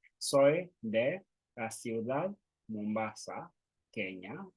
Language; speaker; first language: Spanish; non-native, learner; Swahili